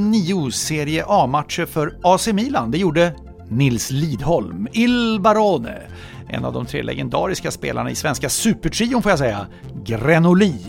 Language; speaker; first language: Swedish; native; Swedish